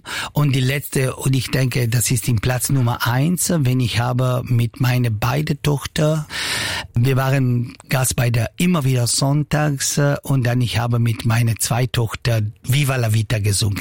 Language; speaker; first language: German; non-native, local second language; Italian